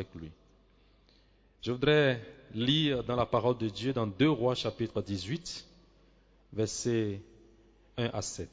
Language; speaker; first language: French; non-native, local second language; Swahili